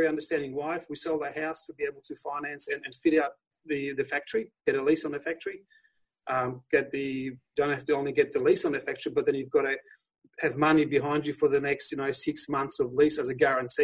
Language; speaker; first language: English; non-native, fluent; Polish